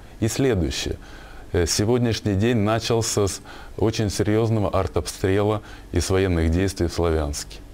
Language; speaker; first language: Russian; native; Russian